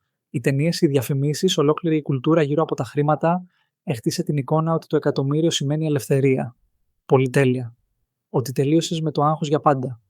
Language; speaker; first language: Greek; native; Greek